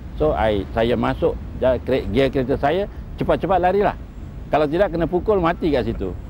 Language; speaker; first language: Malay; native; Malay